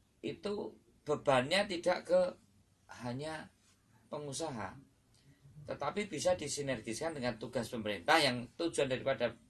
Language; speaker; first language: Indonesian; native; Indonesian